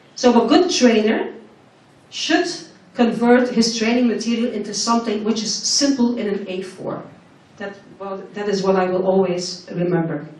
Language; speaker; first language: English; non-native, fluent; Dutch